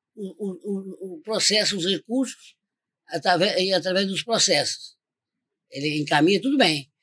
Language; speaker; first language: Portuguese; native; Portuguese